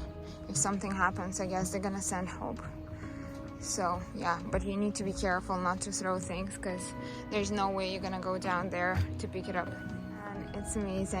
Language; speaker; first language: English; non-native, learner; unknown